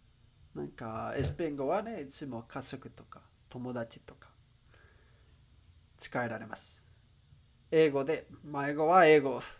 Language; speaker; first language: Japanese; non-native, learner; English